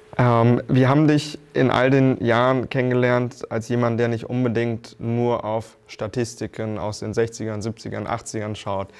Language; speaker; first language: German; native; German